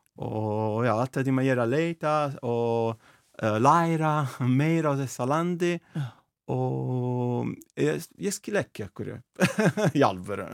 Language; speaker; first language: Icelandic; non-native, learner; Italian